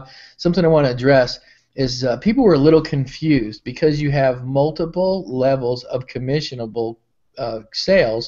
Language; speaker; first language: English; native; English